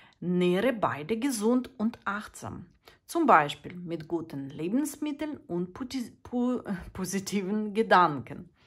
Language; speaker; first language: German; non-native, fluent; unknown